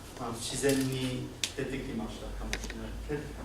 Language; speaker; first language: Japanese; non-native, learner; English